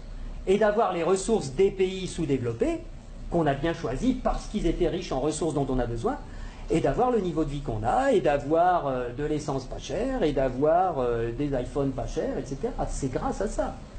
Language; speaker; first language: French; native; French